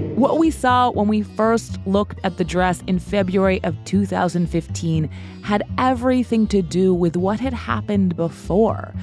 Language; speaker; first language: English; non-native, fluent; German